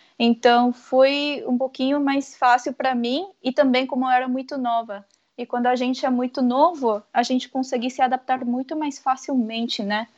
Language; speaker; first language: Portuguese; early bilingual, other home language; Korean